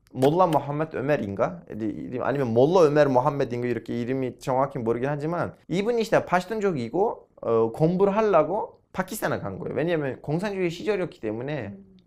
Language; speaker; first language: Korean; non-native, fluent; Turkish